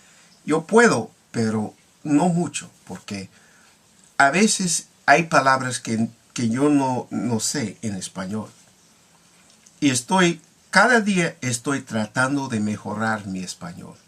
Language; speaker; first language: Spanish; non-native, learner; English